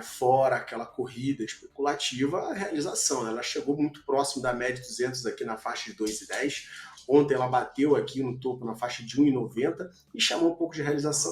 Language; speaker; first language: Portuguese; native; Portuguese